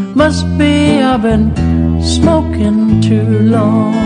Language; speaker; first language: English; native; English